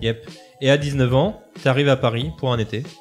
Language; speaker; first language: French; native; French